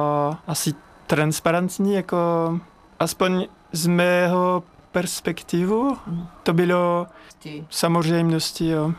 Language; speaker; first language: Czech; non-native, learner; French